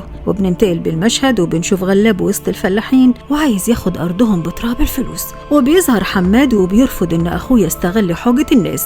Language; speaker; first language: Arabic; native; Arabic